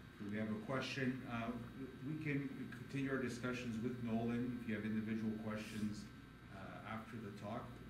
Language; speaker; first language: English; native; English